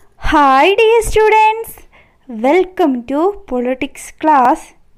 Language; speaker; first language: English; non-native, local second language; Malayalam